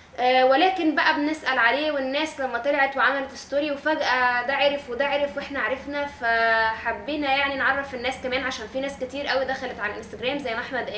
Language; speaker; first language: Arabic; native; Arabic